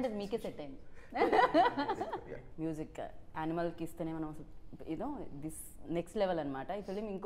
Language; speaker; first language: Telugu; native; Telugu